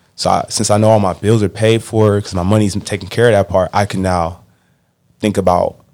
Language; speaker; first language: English; native; English